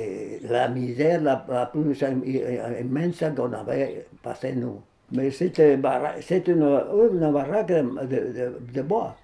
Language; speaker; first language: French; non-native, fluent; Spanish